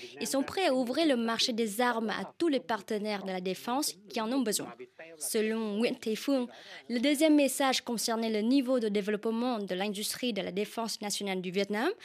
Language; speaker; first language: French; non-native, fluent; Vietnamese